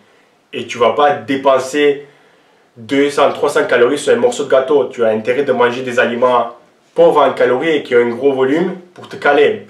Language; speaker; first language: French; non-native, local second language; Armenian